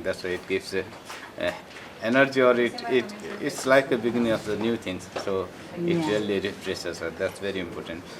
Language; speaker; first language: English; non-native, local second language; Nepali